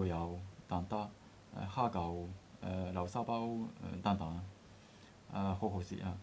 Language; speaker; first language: Cantonese; non-native, learner; Japanese